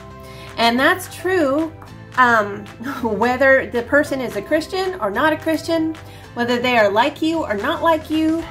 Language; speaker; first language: English; native; English